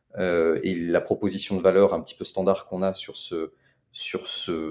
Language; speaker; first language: French; native; French